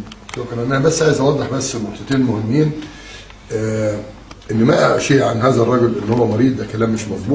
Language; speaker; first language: Arabic; native; Arabic